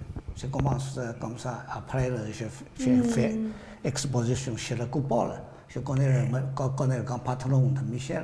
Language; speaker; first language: French; non-native, learner; Chinese